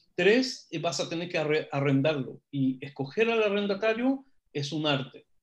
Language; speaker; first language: Spanish; non-native, fluent; Hebrew